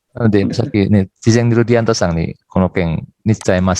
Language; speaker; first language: Japanese; non-native, fluent; Indonesian